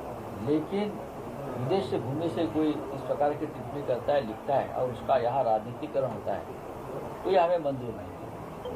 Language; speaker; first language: Hindi; non-native, local second language; Marathi